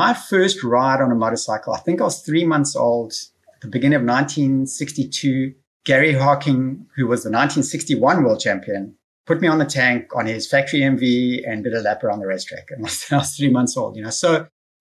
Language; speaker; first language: English; native; English